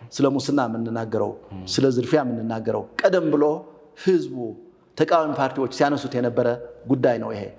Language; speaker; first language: Amharic; non-native, local second language; Tigrinya